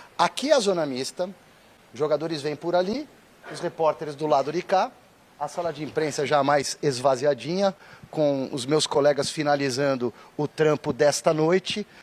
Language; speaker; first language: Portuguese; native; Portuguese